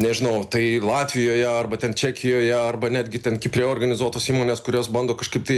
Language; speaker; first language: Lithuanian; native; Lithuanian